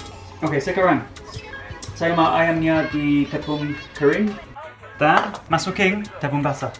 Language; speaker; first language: Indonesian; non-native, fluent; English